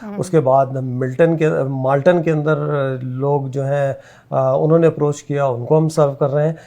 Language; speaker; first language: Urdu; non-native, local second language; Pashto